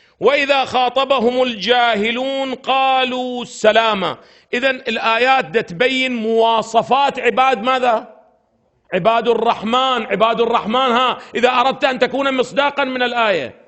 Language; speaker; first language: Arabic; native; Arabic